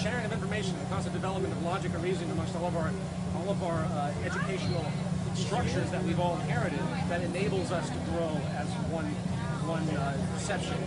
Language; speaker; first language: English; native; English